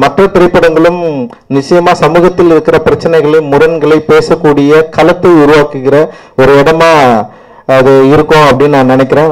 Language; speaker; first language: Tamil; native; Tamil